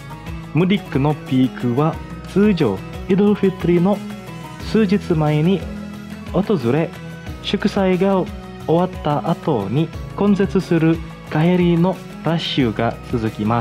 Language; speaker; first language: Japanese; non-native, fluent; Indonesian